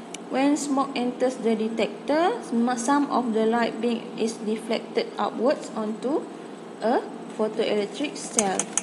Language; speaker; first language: English; non-native, local second language; Malay